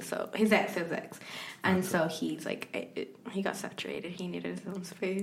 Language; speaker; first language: English; early bilingual, other home language; Spanish